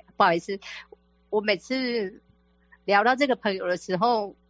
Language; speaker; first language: Chinese; native; Chinese